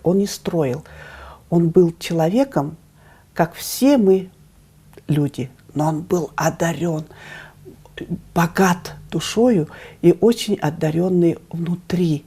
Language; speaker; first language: Russian; native; Russian